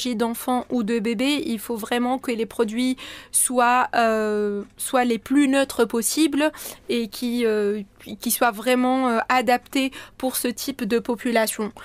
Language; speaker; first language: French; non-native, local second language; Arabic